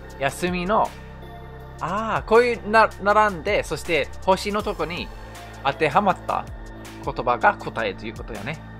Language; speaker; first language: Japanese; non-native, fluent; English